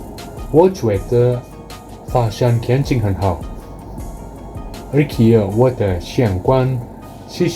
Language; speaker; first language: Chinese; non-native, learner; Indonesian